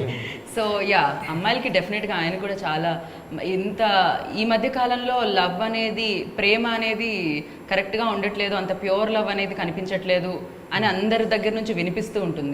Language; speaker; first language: Telugu; native; Telugu